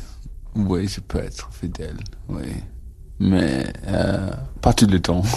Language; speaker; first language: French; non-native, learner; English